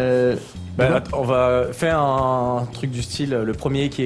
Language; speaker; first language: French; native; French